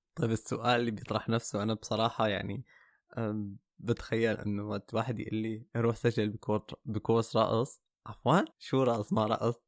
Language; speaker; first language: Arabic; native; Arabic